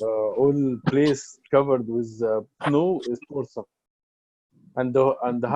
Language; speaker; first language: English; non-native, learner; Arabic